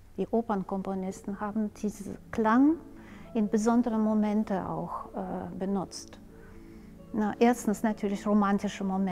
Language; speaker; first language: German; non-native, fluent; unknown